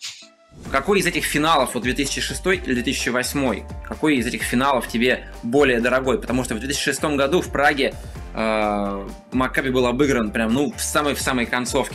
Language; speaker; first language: Russian; native; Russian